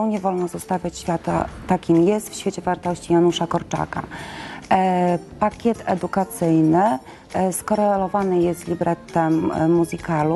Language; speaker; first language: Polish; native; Polish